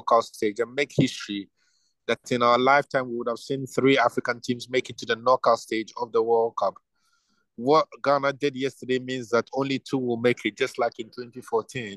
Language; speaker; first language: English; non-native, local second language; Akan